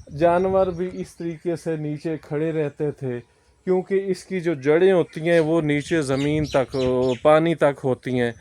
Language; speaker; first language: Urdu; non-native, local second language; Punjabi